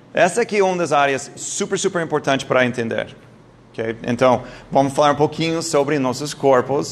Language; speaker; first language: Portuguese; non-native, fluent; English